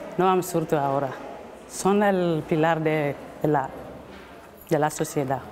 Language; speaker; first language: Catalan; non-native, fluent; Bambara